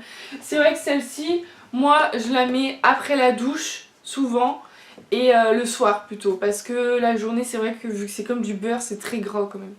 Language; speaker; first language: French; native; French